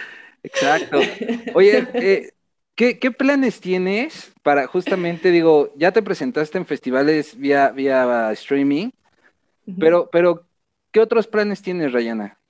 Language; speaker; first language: Spanish; native; Spanish